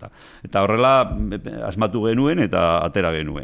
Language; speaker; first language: Basque; non-native, local second language; Spanish